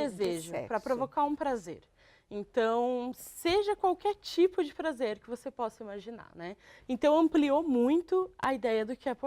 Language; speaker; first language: Portuguese; native; Portuguese